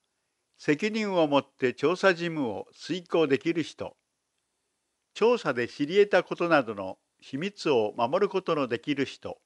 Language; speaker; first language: Japanese; native; Japanese